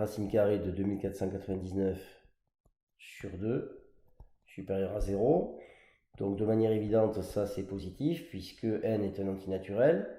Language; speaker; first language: French; native; French